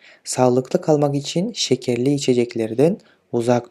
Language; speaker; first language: Turkish; non-native, fluent; Kyrgyz